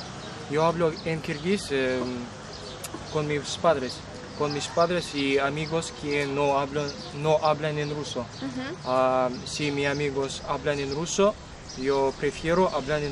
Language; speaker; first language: Spanish; non-native, learner; Kyrgyz